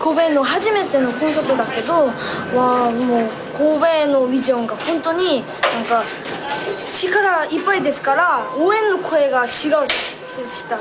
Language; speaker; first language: Japanese; non-native, learner; Korean